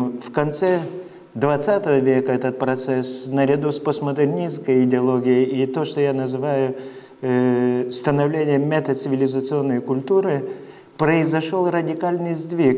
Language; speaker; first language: Russian; non-native, fluent; Lithuanian